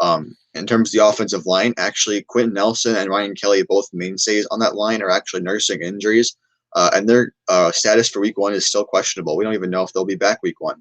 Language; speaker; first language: English; native; English